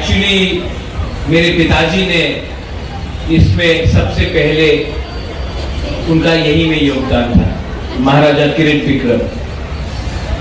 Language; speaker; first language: Hindi; non-native, local second language; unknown